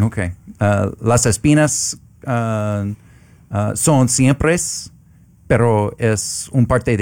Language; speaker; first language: Spanish; non-native, learner; English